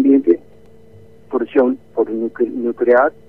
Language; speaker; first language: Spanish; non-native, learner; Japanese